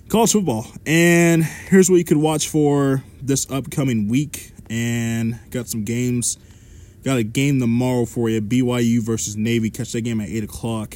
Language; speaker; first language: English; native; English